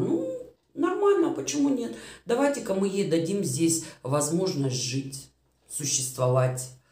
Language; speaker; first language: Russian; native; Russian